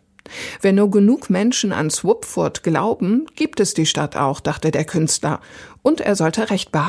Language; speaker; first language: German; native; German